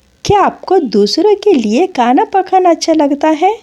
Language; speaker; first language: Hindi; non-native, local second language; Telugu